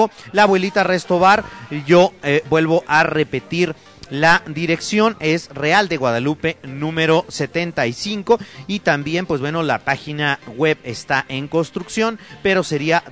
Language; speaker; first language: Spanish; native; Spanish